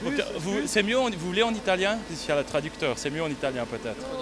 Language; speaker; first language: French; native; French